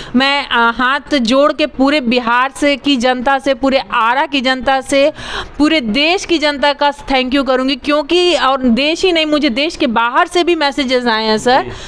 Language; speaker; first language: Hindi; native; Hindi